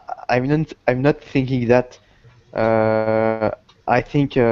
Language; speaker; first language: English; non-native, learner; Portuguese